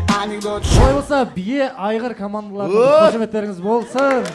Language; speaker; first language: Kazakh; native; Kazakh